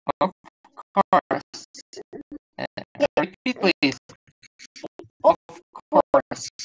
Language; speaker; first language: English; non-native, learner; Russian